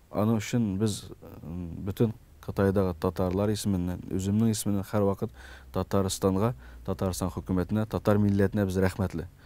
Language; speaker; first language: Tatar; early bilingual, heritage; Tatar